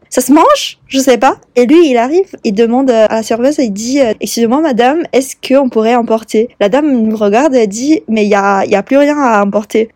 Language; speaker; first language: French; non-native, fluent; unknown